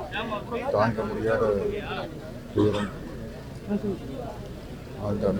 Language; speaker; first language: Tamil; native; Tamil